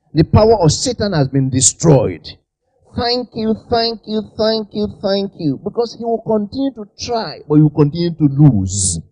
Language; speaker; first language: English; non-native, local second language; Yoruba